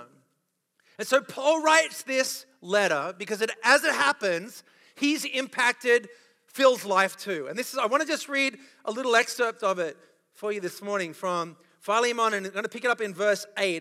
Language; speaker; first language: English; native; English